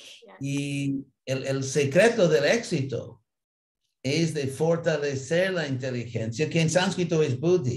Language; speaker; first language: Spanish; non-native, fluent; English